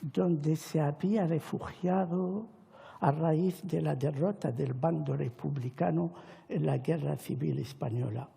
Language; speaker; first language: Spanish; non-native, fluent; Arabic